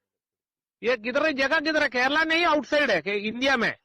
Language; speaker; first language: Hindi; non-native, local second language; Malayalam